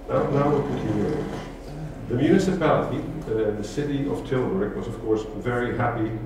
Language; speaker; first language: English; non-native, fluent; Dutch